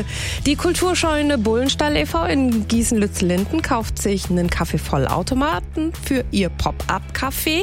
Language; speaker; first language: German; native; German